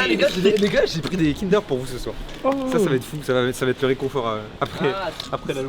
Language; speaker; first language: French; native; French